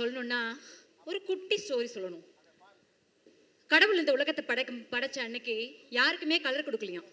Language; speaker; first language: Tamil; native; Tamil